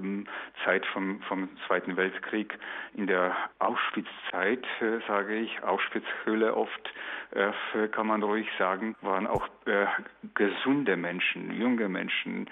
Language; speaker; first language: German; non-native, fluent; Polish